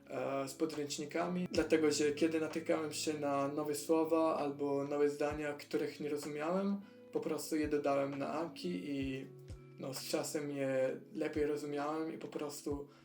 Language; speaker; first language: Polish; non-native, fluent; Italian